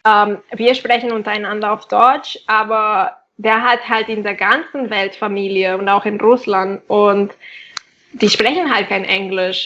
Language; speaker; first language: German; non-native, fluent; Catalan